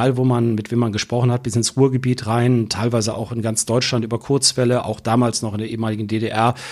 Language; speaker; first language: German; native; German